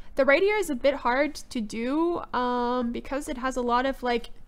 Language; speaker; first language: English; native; English